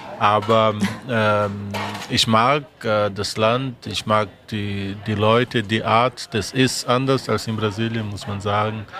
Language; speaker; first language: German; non-native, fluent; Portuguese